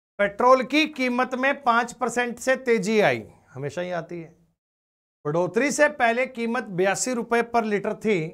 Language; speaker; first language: Hindi; native; Hindi